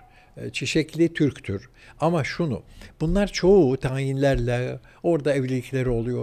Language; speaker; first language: Turkish; early bilingual, heritage; Turkish